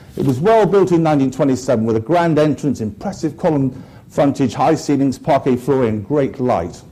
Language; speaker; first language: English; native; English